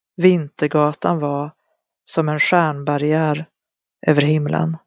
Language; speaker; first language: Swedish; native; Swedish